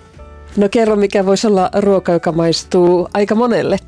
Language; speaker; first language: Finnish; native; Finnish